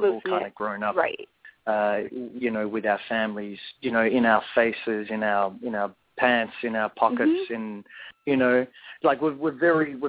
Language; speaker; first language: English; native; English